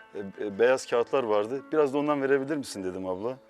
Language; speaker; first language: Turkish; native; Turkish